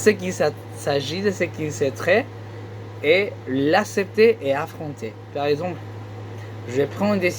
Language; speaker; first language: French; non-native, learner; Spanish